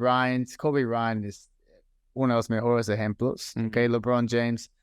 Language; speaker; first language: Spanish; non-native, fluent; English